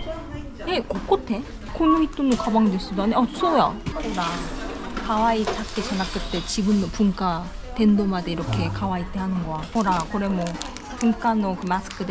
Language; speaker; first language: Japanese; non-native, learner; Korean